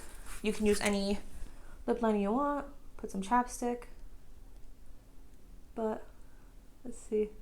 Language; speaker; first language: English; native; English